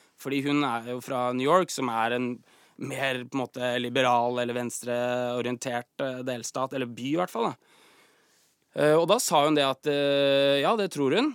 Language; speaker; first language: Norwegian; native; Norwegian